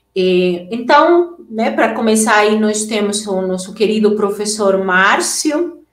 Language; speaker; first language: Portuguese; non-native, fluent; Spanish